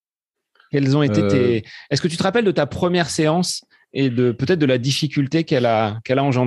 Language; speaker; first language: French; native; French